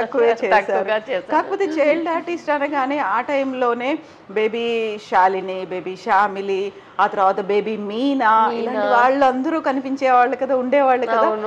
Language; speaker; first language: Telugu; native; Telugu